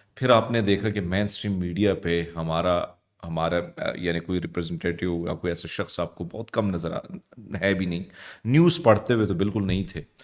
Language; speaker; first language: Urdu; non-native, local second language; Punjabi